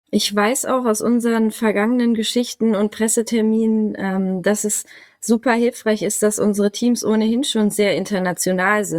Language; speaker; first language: German; native; German